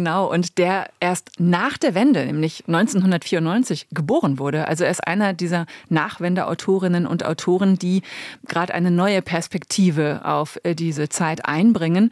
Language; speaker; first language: German; native; German